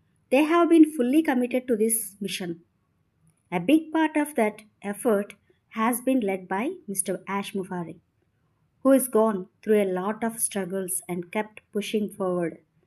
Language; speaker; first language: English; non-native, local second language; Telugu